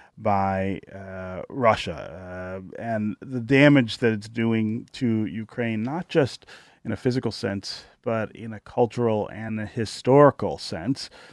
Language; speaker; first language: English; native; English